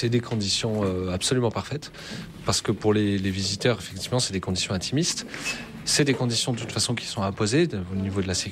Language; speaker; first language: French; native; French